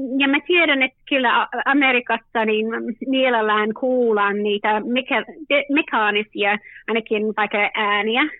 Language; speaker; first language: Finnish; early bilingual, heritage; Finnish